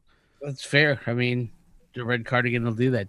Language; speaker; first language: English; native; English